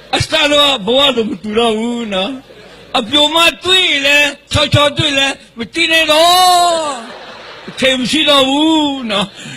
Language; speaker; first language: Burmese; non-native, local second language; Karen languages